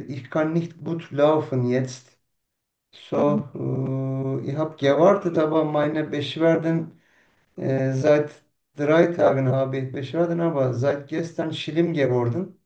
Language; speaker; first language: German; non-native, learner; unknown